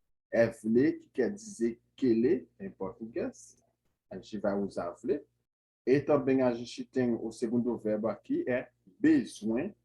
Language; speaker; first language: Portuguese; non-native, fluent; Haitian Creole